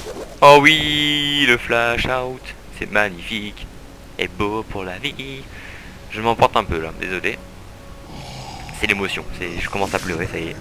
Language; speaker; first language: French; native; French